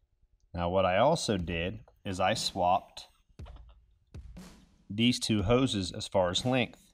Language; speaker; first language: English; native; English